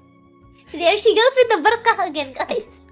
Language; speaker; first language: English; non-native, fluent; Indonesian